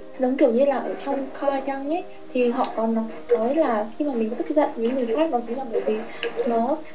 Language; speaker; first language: Vietnamese; native; Vietnamese